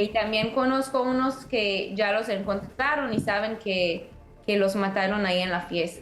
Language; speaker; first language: Spanish; early bilingual, heritage; Spanish